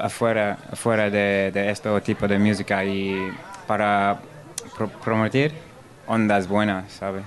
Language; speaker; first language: Spanish; non-native, learner; English